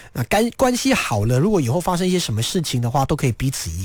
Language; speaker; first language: Chinese; native; Chinese